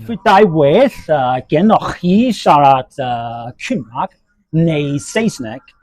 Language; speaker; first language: Welsh; non-native, learner; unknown